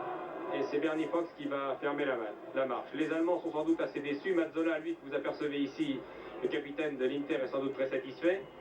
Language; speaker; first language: French; native; French